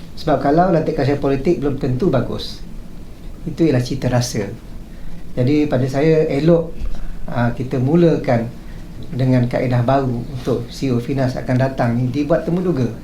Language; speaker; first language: Malay; native; Malay